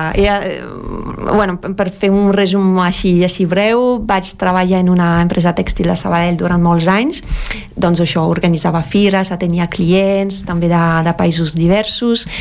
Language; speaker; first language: Catalan; non-native, fluent; French